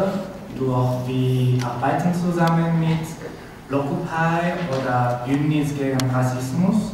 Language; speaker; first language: German; non-native, learner; Spanish